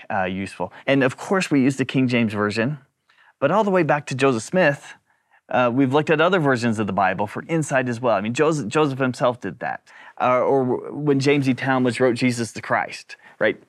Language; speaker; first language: English; native; English